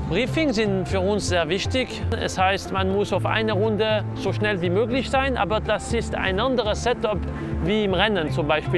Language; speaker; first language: German; non-native, local second language; French